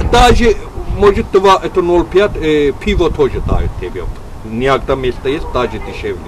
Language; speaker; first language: Russian; non-native, learner; Azerbaijani